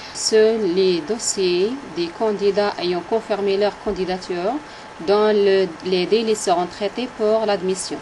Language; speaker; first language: French; non-native, local second language; Arabic